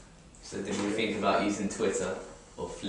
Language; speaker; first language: English; native; English